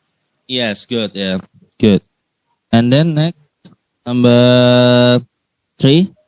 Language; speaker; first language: English; non-native, learner; Indonesian